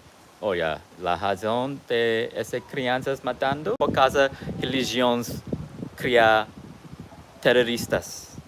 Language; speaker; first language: Portuguese; non-native, learner; English